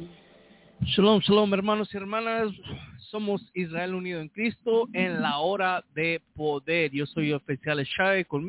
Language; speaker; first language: Spanish; early bilingual, heritage; Spanish